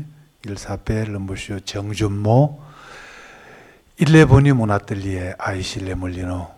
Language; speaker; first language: French; non-native, learner; Korean